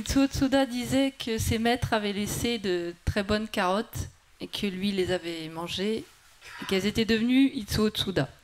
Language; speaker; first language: French; native; French